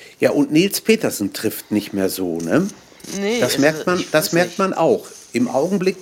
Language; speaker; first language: German; native; German